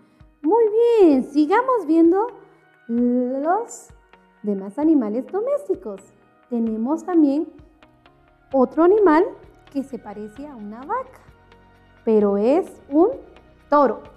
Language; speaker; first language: Spanish; non-native, local second language; Kʼicheʼ